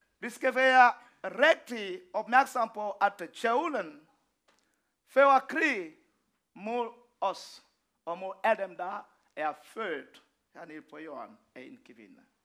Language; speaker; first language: Danish; non-native, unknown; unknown